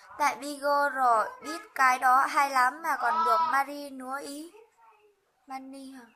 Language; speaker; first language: Vietnamese; non-native, local second language; Hmong